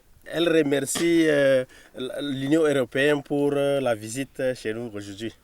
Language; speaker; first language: French; non-native, local second language; Fula